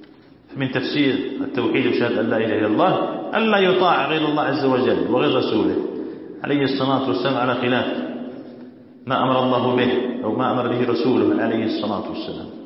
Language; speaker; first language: Arabic; native; Arabic